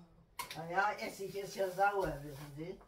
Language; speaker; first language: German; native; German